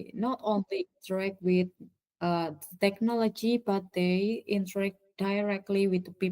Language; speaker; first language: English; non-native, learner; Indonesian